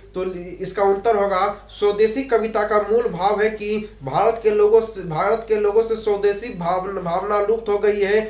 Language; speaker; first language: Hindi; native; Hindi